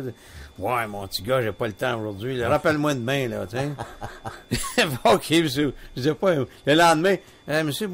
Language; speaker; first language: French; native; French